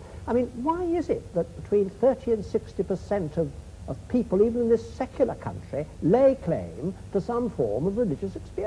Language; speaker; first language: English; native; English